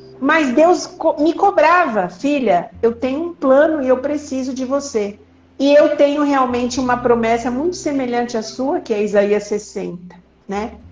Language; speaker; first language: Portuguese; native; Portuguese